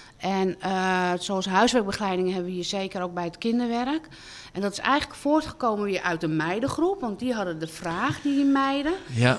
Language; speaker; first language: Dutch; native; Dutch